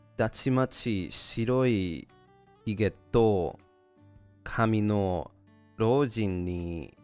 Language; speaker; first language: Japanese; non-native, learner; English